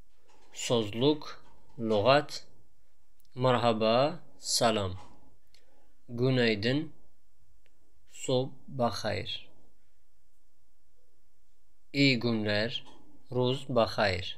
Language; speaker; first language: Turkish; non-native, fluent; Tajik